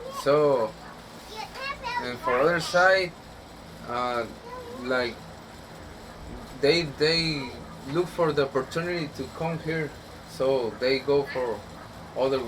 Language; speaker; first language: English; non-native, learner; Spanish